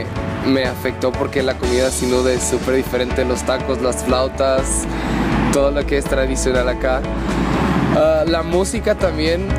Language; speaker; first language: Spanish; non-native, learner; Portuguese